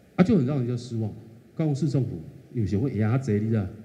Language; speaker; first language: Chinese; native; Chinese